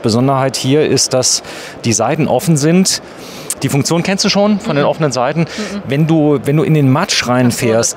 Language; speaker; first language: German; native; German